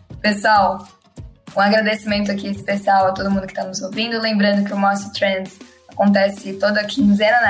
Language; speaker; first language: Portuguese; native; Portuguese